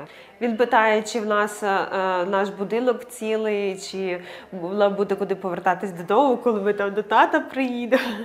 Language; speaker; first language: Ukrainian; native; Ukrainian